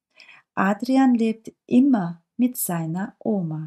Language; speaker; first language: German; non-native, fluent; Turkish